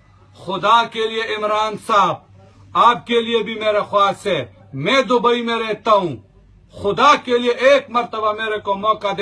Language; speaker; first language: Hindi; non-native, local second language; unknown